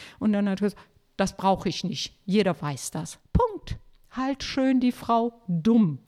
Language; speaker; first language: German; non-native, fluent; Turkish